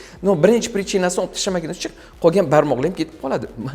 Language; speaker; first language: Uzbek; native; Uzbek